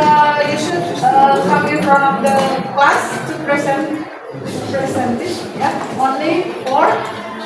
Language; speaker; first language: English; non-native, learner; Indonesian